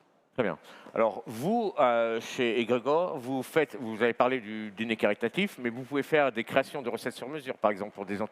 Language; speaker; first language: French; native; French